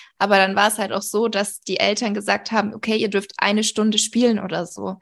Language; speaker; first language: German; native; German